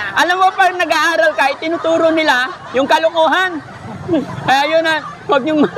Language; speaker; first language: Filipino; non-native, local second language; Pangasinan